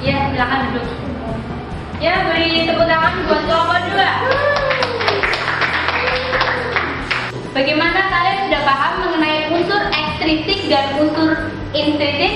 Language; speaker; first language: Indonesian; native; Indonesian